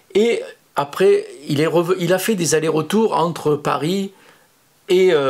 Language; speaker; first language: French; native; French